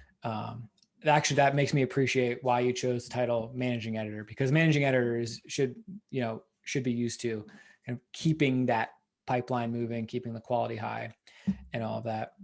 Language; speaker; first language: English; native; English